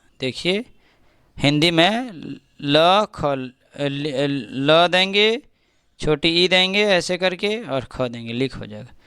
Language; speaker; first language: Hindi; native; Hindi